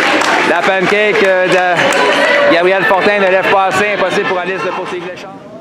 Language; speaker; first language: French; native; French